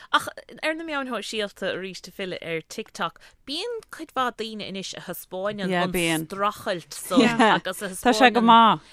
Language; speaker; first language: Irish; native; Irish